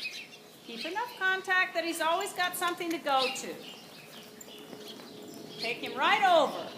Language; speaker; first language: English; native; English